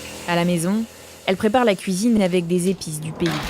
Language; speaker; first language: French; native; French